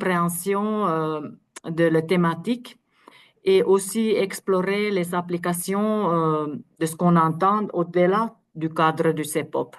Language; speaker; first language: French; non-native, fluent; Finnish